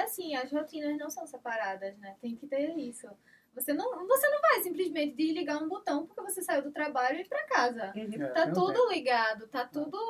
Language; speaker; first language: Portuguese; native; Portuguese